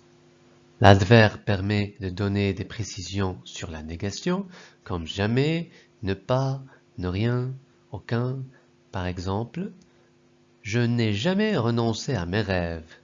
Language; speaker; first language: French; non-native, local second language; Arabic